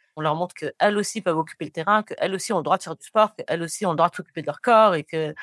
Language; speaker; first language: French; non-native, local second language; Arabic